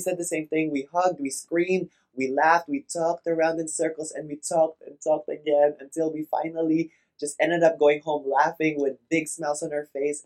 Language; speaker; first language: English; non-native, local second language; Filipino